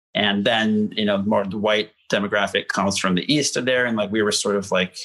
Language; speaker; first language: English; native; English